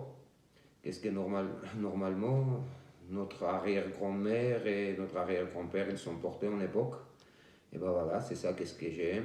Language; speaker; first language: French; non-native, learner; Georgian